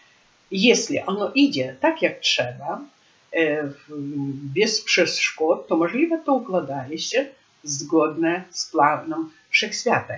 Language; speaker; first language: Polish; non-native, learner; Ukrainian